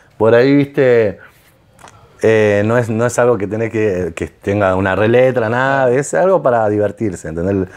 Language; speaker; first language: Spanish; native; Spanish